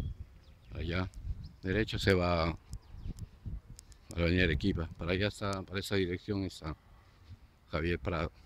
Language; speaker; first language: Spanish; native; Spanish